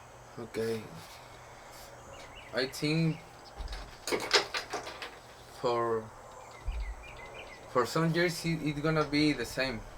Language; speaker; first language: English; non-native, learner; Spanish